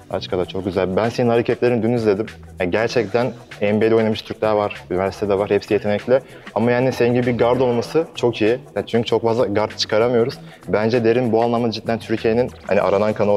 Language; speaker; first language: Turkish; native; Turkish